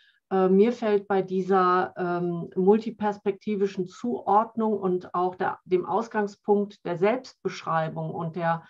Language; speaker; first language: German; native; German